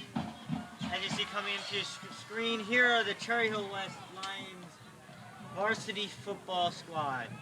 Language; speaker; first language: English; native; English